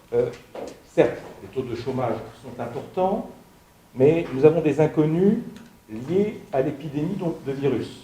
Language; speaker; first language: French; native; French